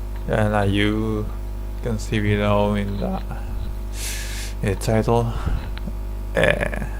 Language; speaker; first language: English; non-native, learner; Spanish